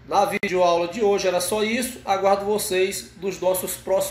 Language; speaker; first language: Portuguese; native; Portuguese